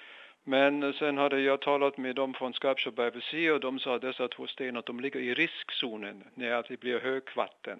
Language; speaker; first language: Swedish; non-native, fluent; German